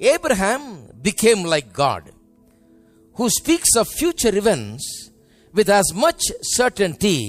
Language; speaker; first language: English; non-native, local second language; Tamil